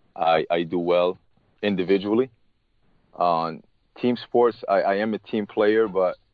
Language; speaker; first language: English; early bilingual, other home language; Arabic